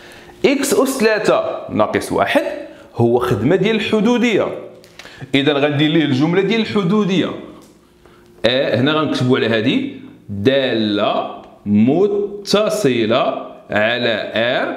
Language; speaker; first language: Arabic; native; Arabic